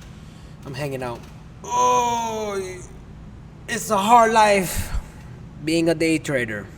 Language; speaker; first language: English; native; English